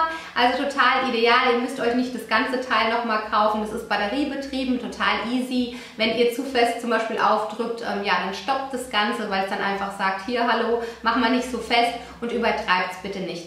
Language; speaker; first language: German; native; German